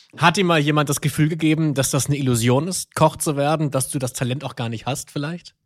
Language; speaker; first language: German; native; German